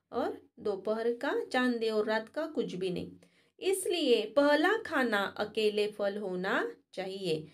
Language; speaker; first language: Hindi; non-native, local second language; Marathi